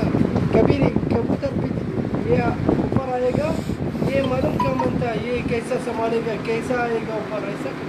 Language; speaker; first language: Hindi; non-native, learner; Arabic